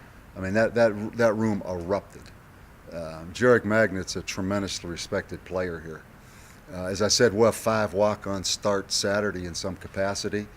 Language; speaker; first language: English; native; English